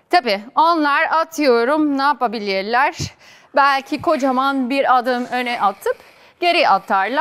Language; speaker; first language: Turkish; non-native, fluent; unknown